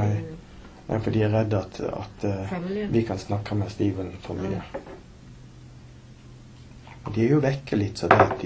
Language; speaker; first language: Norwegian; native; Norwegian